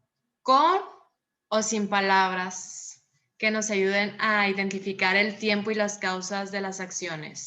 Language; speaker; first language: Spanish; native; Spanish